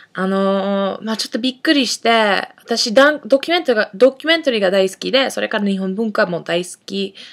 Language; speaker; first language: Japanese; non-native, fluent; English